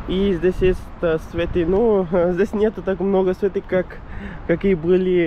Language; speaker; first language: Russian; non-native, learner; Urdu